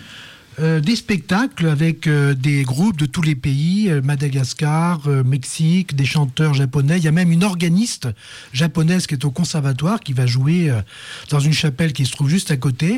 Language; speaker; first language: French; native; French